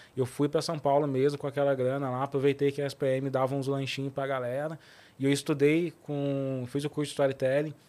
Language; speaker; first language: Portuguese; native; Portuguese